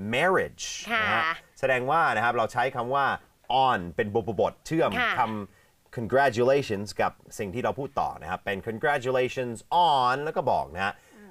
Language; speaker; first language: Thai; native; Thai